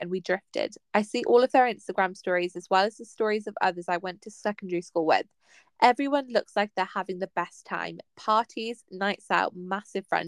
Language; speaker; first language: English; native; English